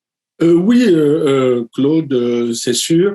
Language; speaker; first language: French; native; French